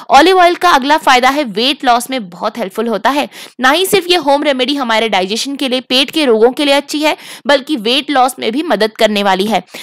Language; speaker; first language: Hindi; native; Hindi